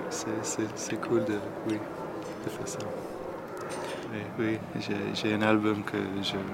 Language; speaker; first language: French; non-native, learner; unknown